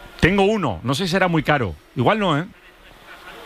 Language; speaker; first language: Spanish; native; Spanish